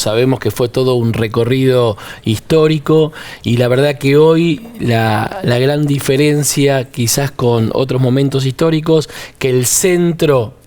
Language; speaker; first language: Spanish; native; Spanish